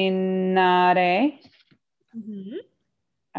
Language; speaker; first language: Spanish; non-native, learner; English